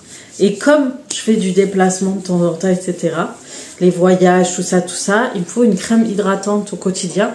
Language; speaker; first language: French; native; French